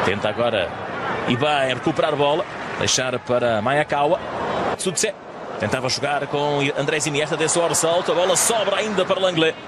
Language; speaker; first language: Portuguese; native; Portuguese